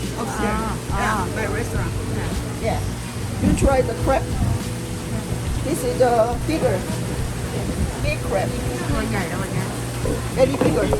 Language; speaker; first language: English; non-native, learner; Korean